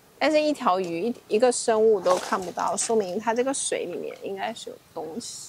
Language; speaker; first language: Chinese; native; Chinese